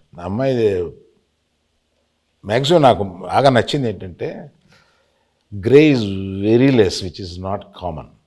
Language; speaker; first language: Telugu; native; Telugu